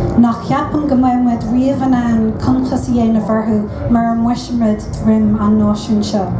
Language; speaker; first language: Irish; non-native, local second language; English